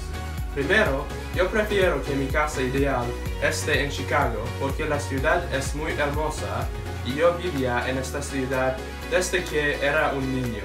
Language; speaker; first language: Spanish; non-native, learner; English